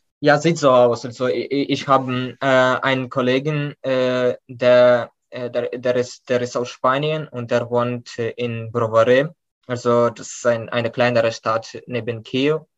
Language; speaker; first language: German; non-native, fluent; Ukrainian